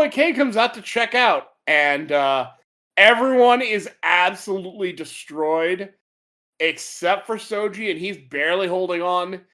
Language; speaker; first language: English; native; English